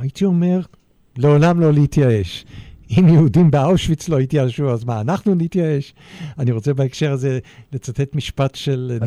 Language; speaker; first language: Hebrew; native; Hebrew